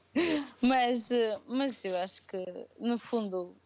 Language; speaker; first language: Portuguese; native; Portuguese